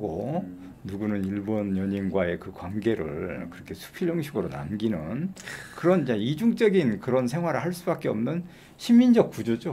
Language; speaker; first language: Korean; native; Korean